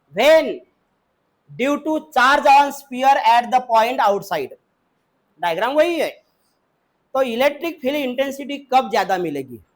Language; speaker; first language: Hindi; non-native, local second language; Marathi